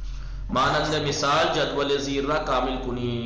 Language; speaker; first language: Persian; non-native, fluent; Urdu